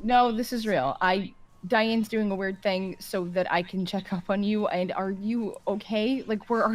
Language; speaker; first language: English; native; English